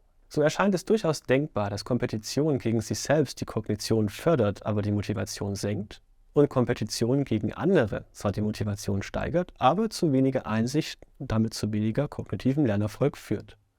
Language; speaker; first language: German; native; German